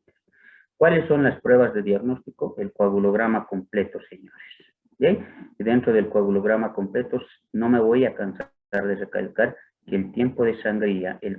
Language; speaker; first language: Spanish; native; Spanish